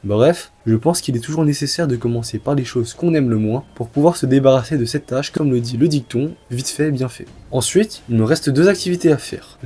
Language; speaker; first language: French; early bilingual, other home language; Chinese